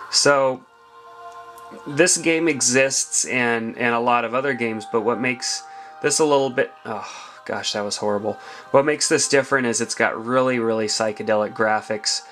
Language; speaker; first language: English; native; English